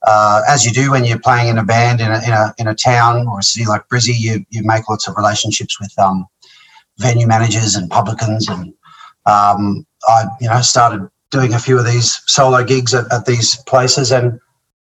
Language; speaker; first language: English; native; English